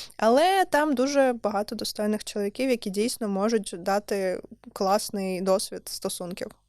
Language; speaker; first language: Ukrainian; native; Ukrainian